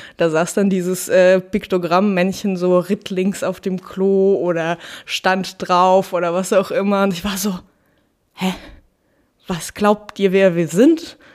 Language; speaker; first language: German; early bilingual, other home language; Russian